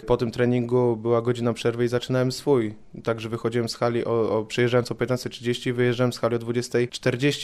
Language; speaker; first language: Polish; native; Polish